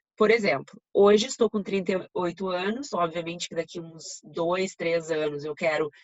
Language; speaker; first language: Portuguese; native; Portuguese